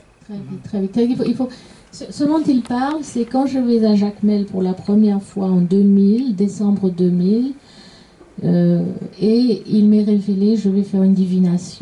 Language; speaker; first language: French; native; French